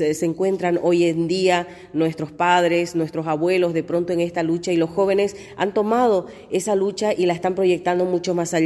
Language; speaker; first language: Spanish; native; Spanish